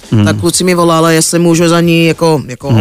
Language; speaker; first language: Czech; non-native, fluent; English